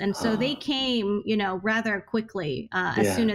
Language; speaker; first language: English; non-native, local second language; Hiligaynon